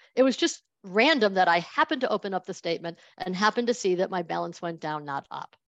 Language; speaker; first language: English; native; English